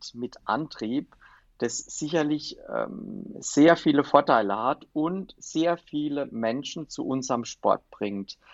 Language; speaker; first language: German; native; German